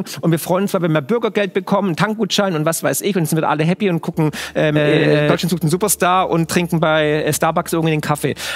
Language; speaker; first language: German; native; German